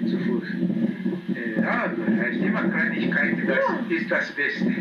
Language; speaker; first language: German; non-native, learner; Kinyarwanda